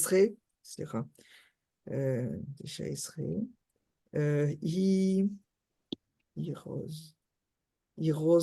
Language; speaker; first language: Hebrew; non-native, learner; French